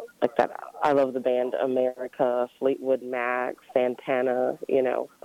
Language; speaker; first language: English; native; English